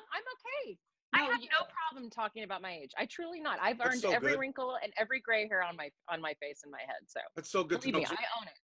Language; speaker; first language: English; native; English